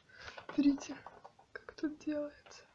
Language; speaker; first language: Russian; native; Russian